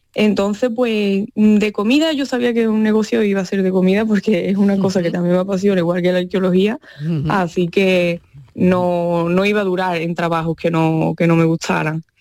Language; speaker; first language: Spanish; native; Spanish